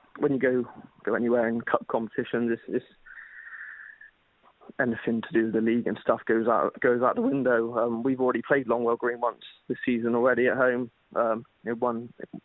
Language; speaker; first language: English; native; English